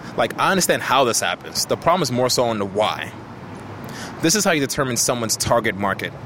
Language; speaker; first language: English; early bilingual, other home language; Haitian Creole